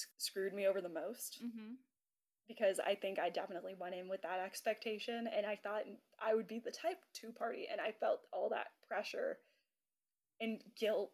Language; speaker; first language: English; native; English